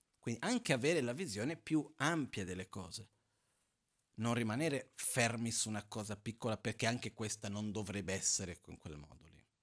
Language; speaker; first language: Italian; non-native, fluent; Portuguese